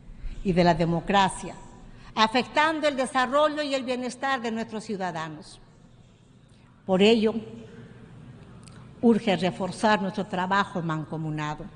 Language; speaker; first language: Spanish; native; Spanish